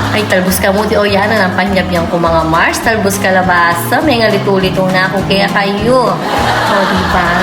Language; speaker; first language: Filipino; non-native, local second language; Pampanga